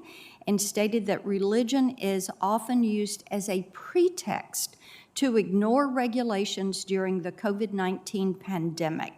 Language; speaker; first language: English; native; English